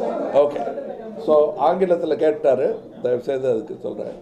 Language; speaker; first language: Tamil; native; Tamil